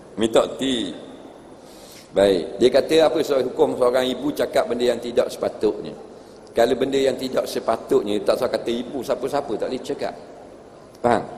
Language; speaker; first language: Malay; native; Malay